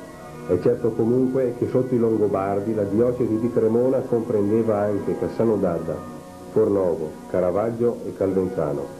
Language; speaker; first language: Italian; native; Italian